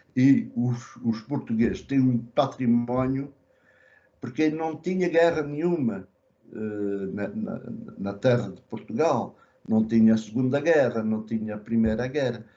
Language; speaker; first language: Portuguese; early bilingual, other home language; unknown